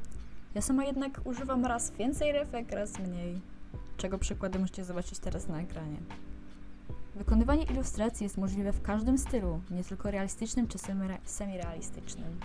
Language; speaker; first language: Polish; native; Polish